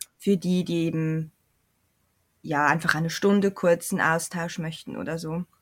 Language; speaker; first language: German; native; German